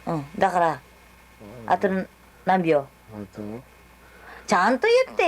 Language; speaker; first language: Japanese; non-native, learner; Filipino